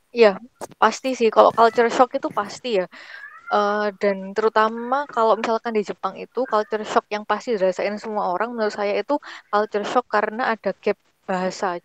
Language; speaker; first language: Indonesian; native; Indonesian